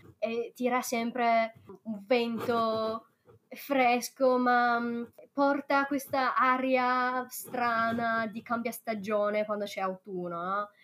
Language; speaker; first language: Italian; non-native, fluent; Chinese